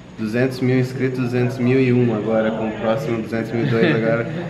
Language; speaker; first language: Portuguese; native; Portuguese